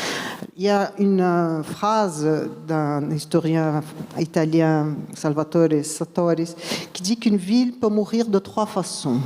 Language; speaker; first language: French; non-native, fluent; Portuguese